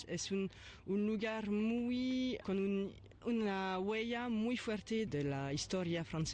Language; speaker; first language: Spanish; non-native, fluent; French